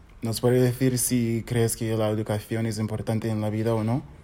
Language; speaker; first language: Spanish; non-native, fluent; English